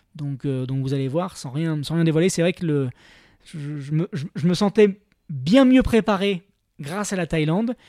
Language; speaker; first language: French; native; French